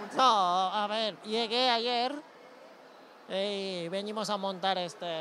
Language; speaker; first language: Spanish; non-native, fluent; Japanese